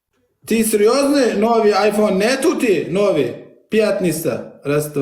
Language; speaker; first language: Russian; non-native, learner; Turkmen